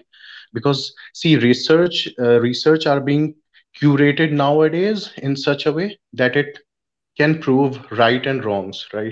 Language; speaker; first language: English; non-native, local second language; Hindi